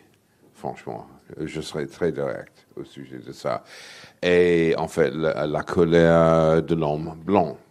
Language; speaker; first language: French; non-native, fluent; English